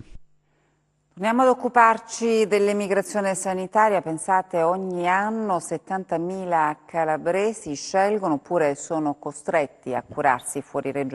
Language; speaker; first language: Italian; native; Italian